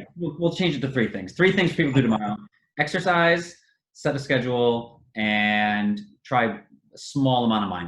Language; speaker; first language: English; native; English